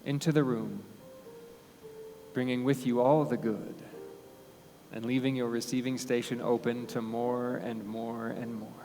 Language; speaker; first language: English; native; English